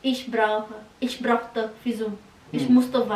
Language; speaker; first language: German; non-native, learner; Indonesian